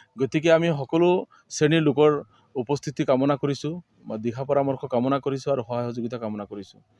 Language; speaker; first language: Assamese; non-native, local second language; Bangla